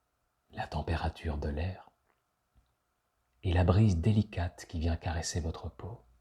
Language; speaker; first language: French; native; French